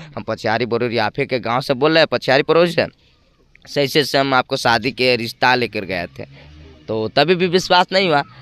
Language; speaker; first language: Hindi; native; Hindi